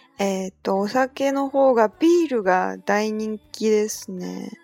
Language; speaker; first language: Japanese; non-native, fluent; Chinese